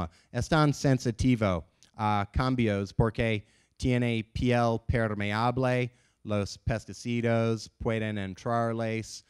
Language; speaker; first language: Spanish; non-native, learner; English